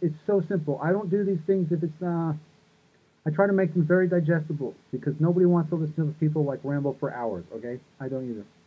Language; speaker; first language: English; native; English